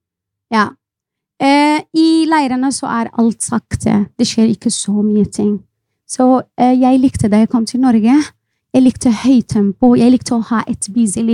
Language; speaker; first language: Norwegian; non-native, fluent; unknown